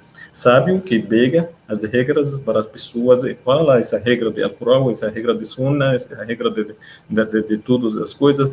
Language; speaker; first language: Portuguese; non-native, learner; Arabic